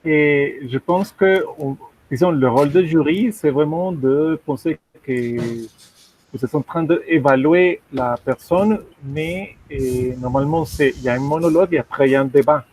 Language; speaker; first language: French; non-native, fluent; Spanish